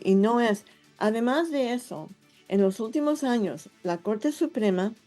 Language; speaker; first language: Spanish; non-native, fluent; English